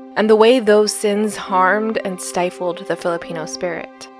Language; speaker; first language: English; early bilingual, other home language; Filipino